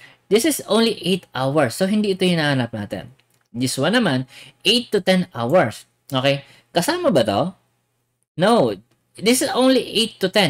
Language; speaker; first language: English; non-native, local second language; Filipino